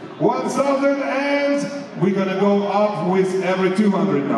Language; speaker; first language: English; non-native, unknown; Ukrainian